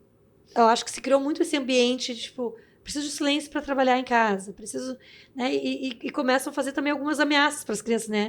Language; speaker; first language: Portuguese; native; Portuguese